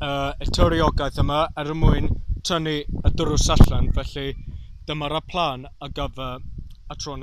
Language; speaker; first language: Welsh; non-native, learner; English